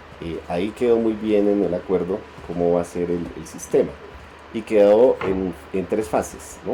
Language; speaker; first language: Spanish; native; Spanish